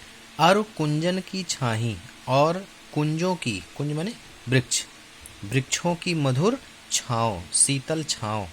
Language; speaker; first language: Hindi; native; Hindi